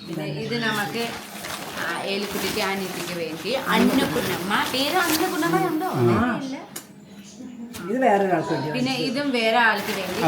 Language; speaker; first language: Malayalam; non-native, learner; Nepali